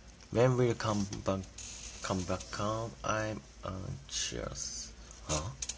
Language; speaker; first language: English; non-native, learner; Japanese